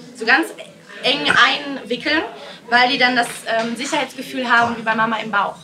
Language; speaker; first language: German; early bilingual, other home language; Italian